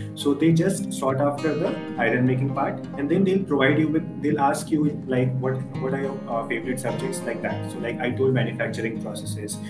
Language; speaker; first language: English; non-native, local second language; Hindi